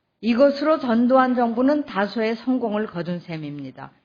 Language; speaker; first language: Korean; native; Korean